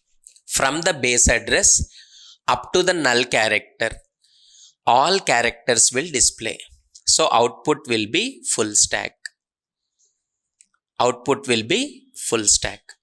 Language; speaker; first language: English; non-native, local second language; Telugu